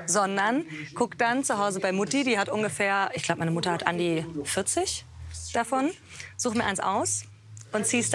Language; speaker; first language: German; native; German